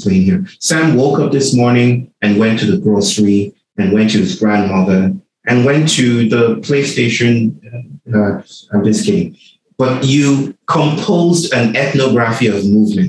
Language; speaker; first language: English; non-native, local second language; Yoruba